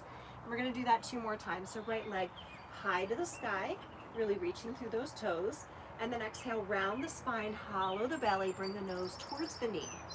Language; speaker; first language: English; native; English